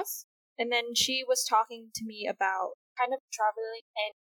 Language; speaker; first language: English; non-native, fluent; Vietnamese